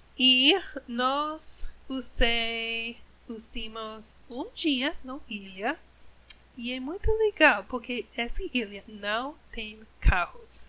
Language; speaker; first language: Portuguese; non-native, learner; English